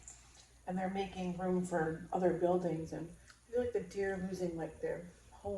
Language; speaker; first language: English; native; English